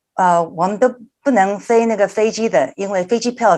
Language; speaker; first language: Chinese; early bilingual, heritage; Chinese